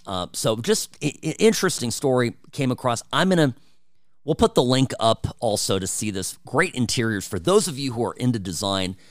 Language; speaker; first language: English; early bilingual, other home language; Czech